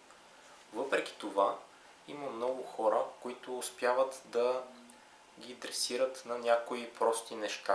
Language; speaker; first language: Bulgarian; native; Bulgarian